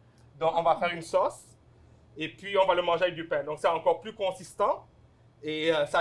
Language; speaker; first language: French; non-native, local second language; Wolof